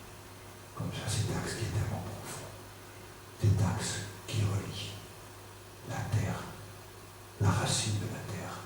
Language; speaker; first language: French; native; French